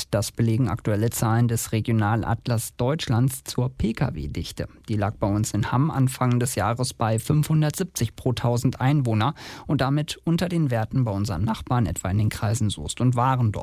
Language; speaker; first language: German; native; German